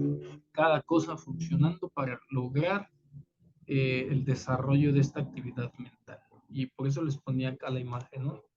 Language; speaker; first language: Spanish; native; Spanish